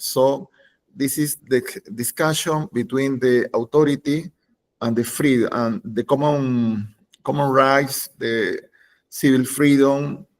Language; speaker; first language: English; non-native, learner; Spanish